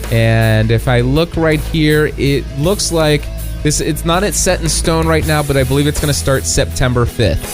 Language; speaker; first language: English; native; English